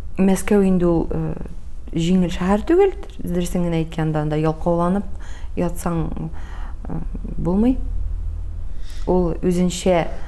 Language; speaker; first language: Tatar; native; Tatar